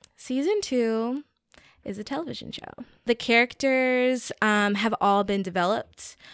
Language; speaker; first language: English; native; English